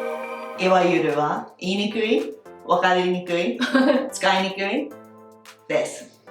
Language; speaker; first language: Japanese; non-native, fluent; English